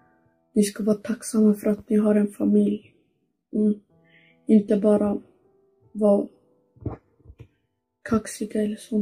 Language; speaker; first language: Swedish; early bilingual, other home language; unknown